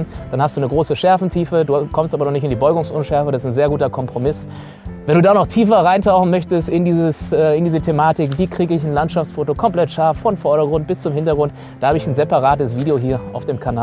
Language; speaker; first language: German; native; German